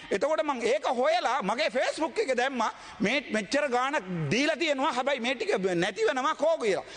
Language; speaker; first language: Sinhala; non-native, local second language; Tamil